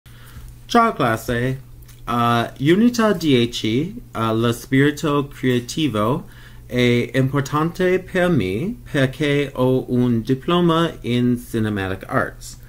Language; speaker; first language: Italian; non-native, learner; English